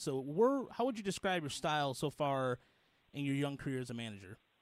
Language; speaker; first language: English; early bilingual, other home language; Spanish